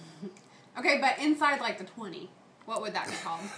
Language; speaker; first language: English; native; English